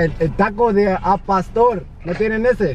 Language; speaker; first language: Spanish; early bilingual, heritage; Spanish